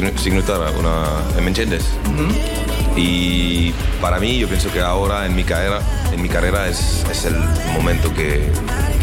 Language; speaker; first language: Spanish; non-native, learner; French